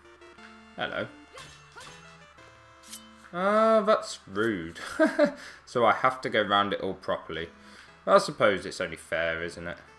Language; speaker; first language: English; native; English